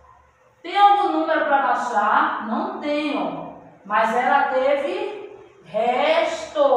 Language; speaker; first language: Portuguese; native; Portuguese